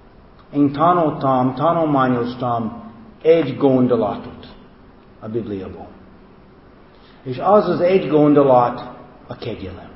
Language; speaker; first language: Hungarian; non-native, fluent; English